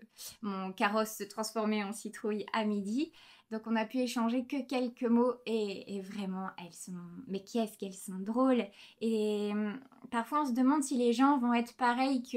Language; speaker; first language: French; native; French